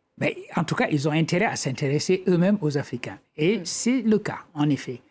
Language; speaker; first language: French; non-native, local second language; Wolof